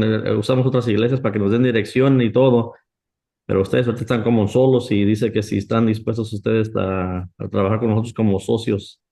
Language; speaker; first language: Spanish; early bilingual, heritage; Spanish